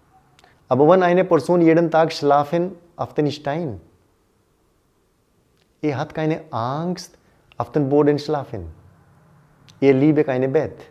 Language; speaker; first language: German; non-native, learner; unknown